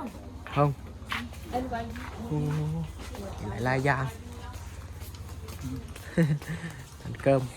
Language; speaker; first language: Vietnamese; non-native, learner; Thai